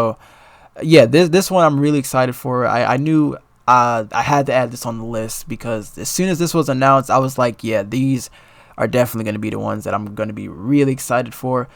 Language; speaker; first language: English; native; English